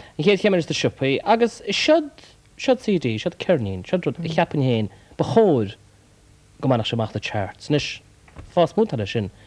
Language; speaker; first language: Irish; native; Irish